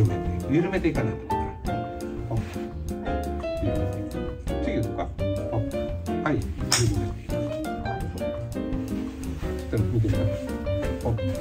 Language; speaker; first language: Japanese; native; Japanese